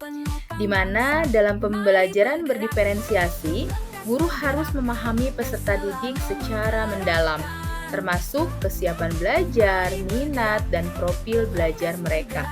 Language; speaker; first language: Indonesian; native; Indonesian